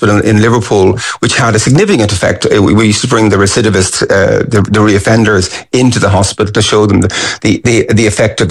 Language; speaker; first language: English; native; English